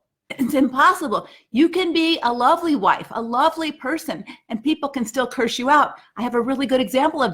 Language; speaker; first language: English; native; English